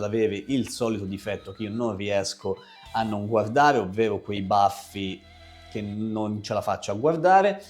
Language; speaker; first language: Italian; native; Italian